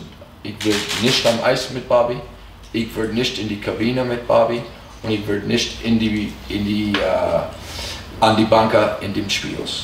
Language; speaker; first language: German; non-native, fluent; English